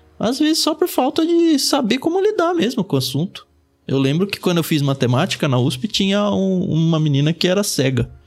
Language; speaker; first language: Portuguese; native; Portuguese